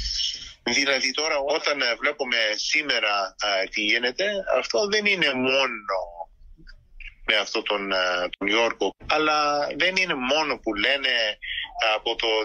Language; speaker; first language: Greek; early bilingual, heritage; Greek